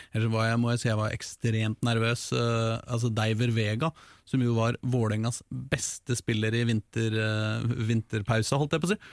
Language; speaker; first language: Norwegian; native; Norwegian